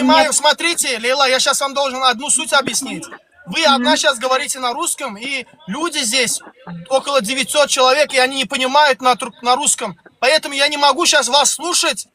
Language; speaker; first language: Russian; non-native, fluent; Turkmen